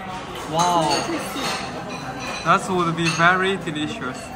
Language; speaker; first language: English; non-native, learner; Chinese